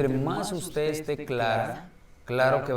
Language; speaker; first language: Spanish; native; Spanish